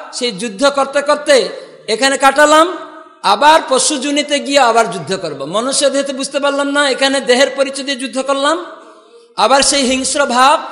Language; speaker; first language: Bangla; non-native, fluent; Odia